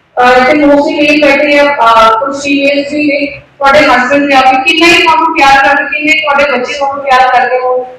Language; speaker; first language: Hindi; non-native, local second language; Punjabi